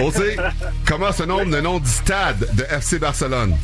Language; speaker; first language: French; native; French